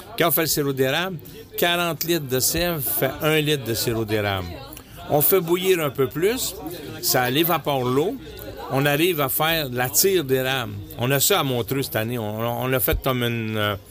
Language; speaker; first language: French; native; French